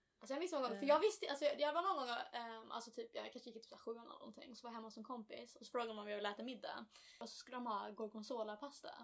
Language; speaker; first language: Swedish; early bilingual, other home language; English